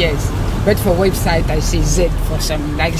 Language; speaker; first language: English; non-native, learner; French